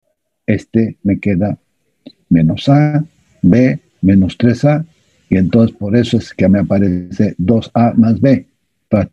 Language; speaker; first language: Spanish; native; Spanish